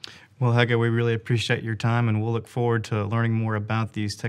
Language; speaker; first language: English; native; English